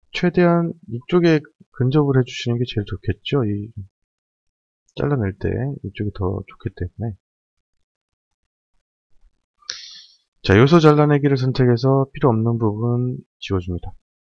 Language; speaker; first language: Korean; native; Korean